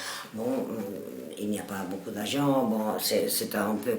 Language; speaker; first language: French; non-native, learner; Catalan